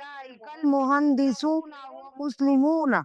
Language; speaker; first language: Arabic; non-native, learner; Urdu